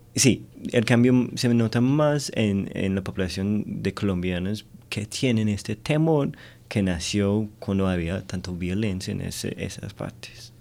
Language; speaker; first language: Spanish; non-native, fluent; English